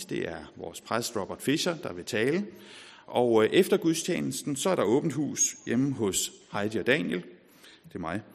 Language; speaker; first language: Danish; native; Danish